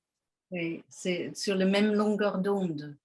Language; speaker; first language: French; non-native, fluent; English